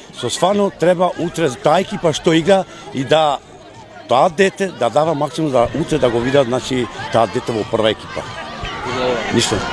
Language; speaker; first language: Macedonian; non-native, local second language; Albanian